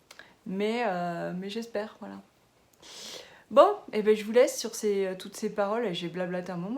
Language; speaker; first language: French; native; French